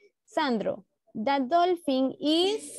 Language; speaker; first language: English; non-native, learner; Spanish